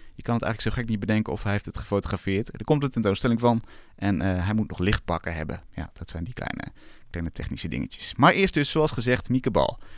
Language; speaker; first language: Dutch; native; Dutch